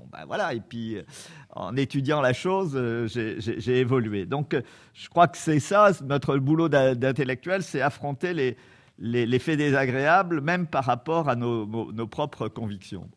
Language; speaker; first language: French; native; French